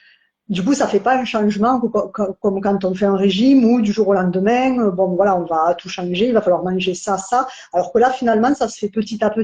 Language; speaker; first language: French; native; French